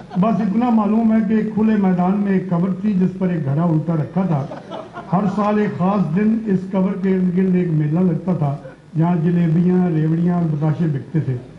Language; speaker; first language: Urdu; non-native, local second language; Punjabi